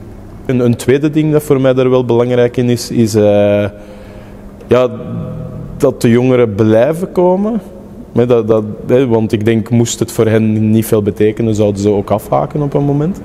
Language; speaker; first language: Dutch; native; Dutch